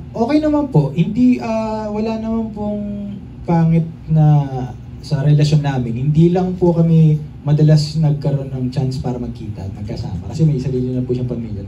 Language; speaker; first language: Filipino; native; Filipino